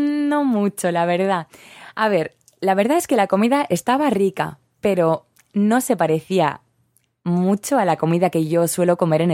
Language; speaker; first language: Spanish; native; Spanish